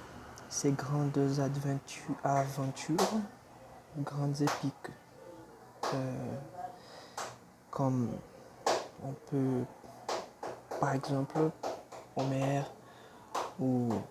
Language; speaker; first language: French; non-native, fluent; Portuguese